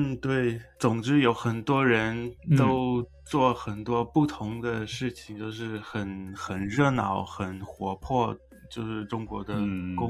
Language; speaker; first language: Chinese; early bilingual, heritage; Chinese